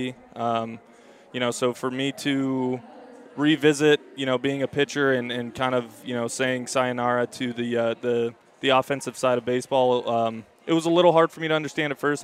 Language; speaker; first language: English; native; English